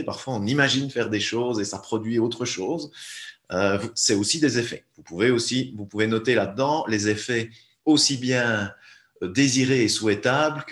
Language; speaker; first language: French; native; French